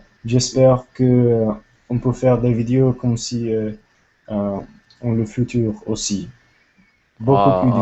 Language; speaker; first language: French; non-native, learner; English